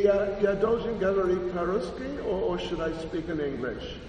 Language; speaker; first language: Russian; non-native, learner; English